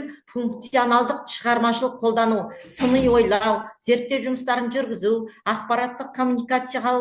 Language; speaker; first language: Kazakh; native; Kazakh